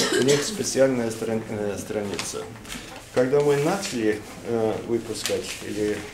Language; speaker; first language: Russian; non-native, fluent; Norwegian